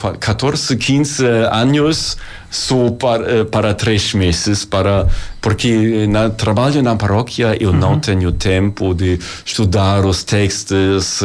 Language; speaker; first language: Portuguese; non-native, learner; German